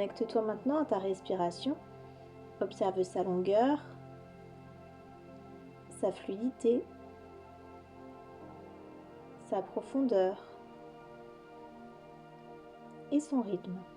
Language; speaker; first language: French; native; French